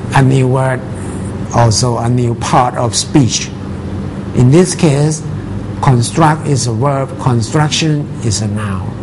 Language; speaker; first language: English; non-native, fluent; Thai